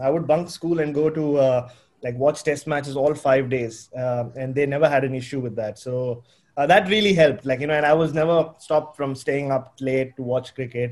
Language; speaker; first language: English; non-native, local second language; Tamil